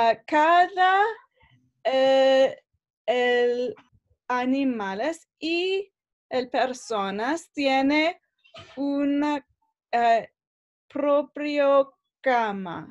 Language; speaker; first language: Spanish; non-native, learner; English